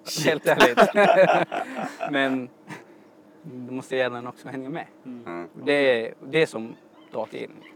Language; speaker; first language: Swedish; non-native, fluent; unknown